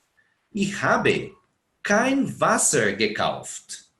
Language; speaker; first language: German; non-native, fluent; Portuguese